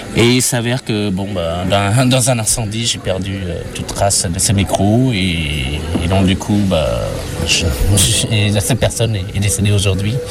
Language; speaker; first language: French; non-native, fluent; Khmer